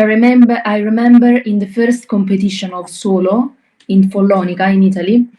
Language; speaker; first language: English; non-native, learner; Italian